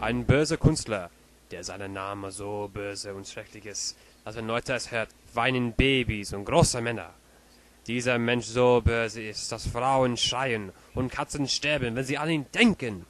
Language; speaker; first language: German; non-native, learner; English